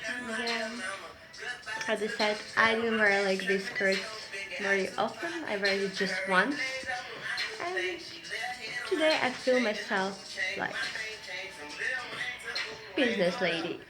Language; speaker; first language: English; non-native, learner; Russian